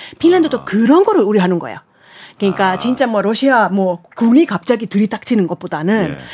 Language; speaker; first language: Korean; non-native, fluent; Finnish